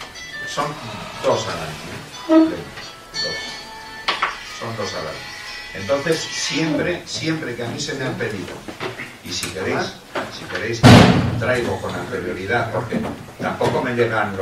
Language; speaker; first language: Spanish; native; Spanish